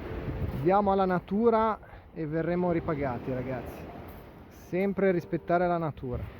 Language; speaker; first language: Italian; native; Italian